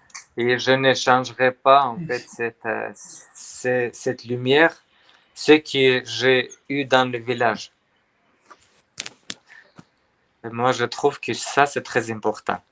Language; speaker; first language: French; non-native, learner; Armenian